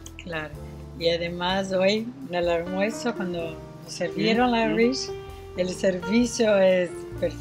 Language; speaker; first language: Spanish; non-native, fluent; Portuguese